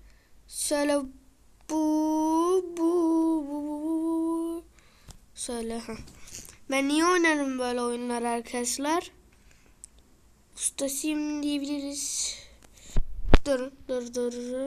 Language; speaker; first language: Turkish; native; Turkish